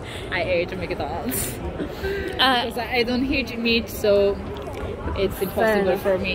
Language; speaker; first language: English; non-native, learner; Italian